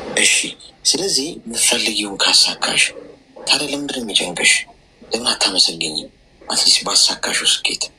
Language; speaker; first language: Amharic; native; Amharic